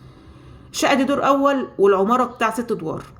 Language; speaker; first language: Arabic; native; Arabic